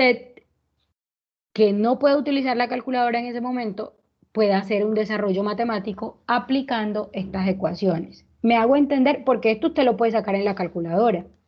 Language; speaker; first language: Spanish; native; Spanish